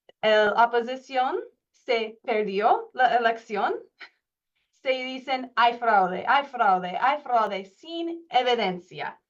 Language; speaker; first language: Spanish; non-native, learner; English